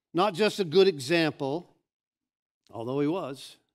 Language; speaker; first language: English; native; English